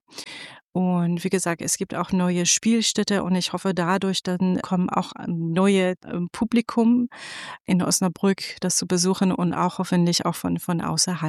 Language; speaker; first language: German; non-native, fluent; Persian